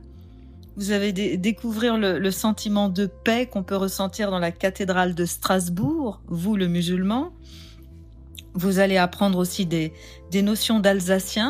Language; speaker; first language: French; native; French